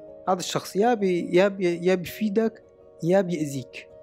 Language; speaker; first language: Arabic; native; Arabic